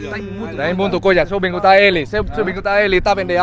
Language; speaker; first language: Portuguese; non-native, learner; Vietnamese